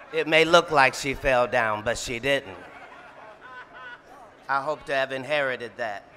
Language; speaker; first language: English; native; English